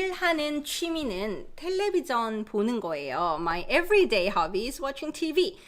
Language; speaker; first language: Korean; native; Korean